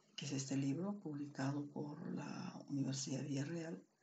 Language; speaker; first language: Spanish; non-native, local second language; Quechua